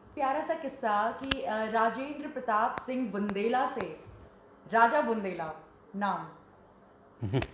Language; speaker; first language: Hindi; native; Hindi